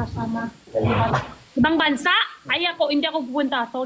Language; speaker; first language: Filipino; non-native, learner; Chinese